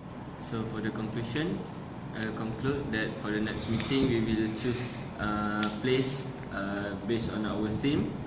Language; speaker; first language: English; non-native, local second language; Malay